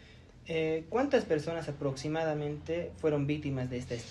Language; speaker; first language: Spanish; native; Spanish